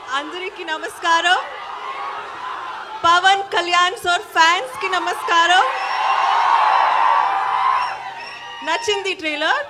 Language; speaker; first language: Telugu; non-native, learner; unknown